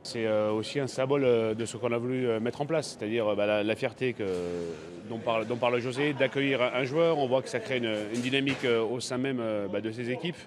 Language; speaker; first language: French; native; French